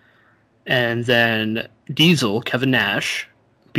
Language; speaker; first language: English; native; English